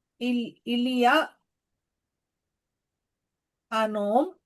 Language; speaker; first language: French; non-native, fluent; Telugu